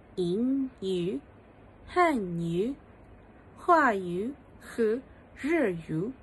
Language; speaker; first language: Chinese; non-native, local second language; Malay